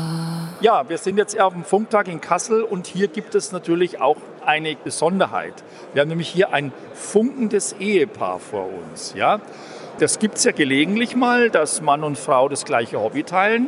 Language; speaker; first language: German; native; German